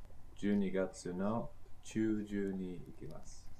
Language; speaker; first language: Japanese; non-native, learner; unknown